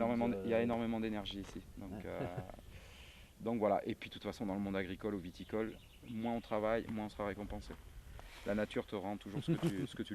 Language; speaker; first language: French; native; French